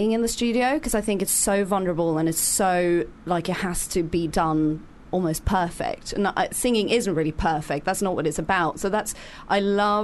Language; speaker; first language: English; non-native, fluent; Norwegian